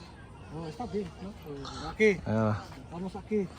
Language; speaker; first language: Spanish; non-native, learner; Filipino